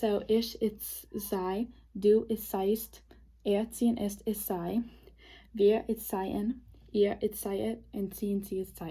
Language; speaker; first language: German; non-native, learner; English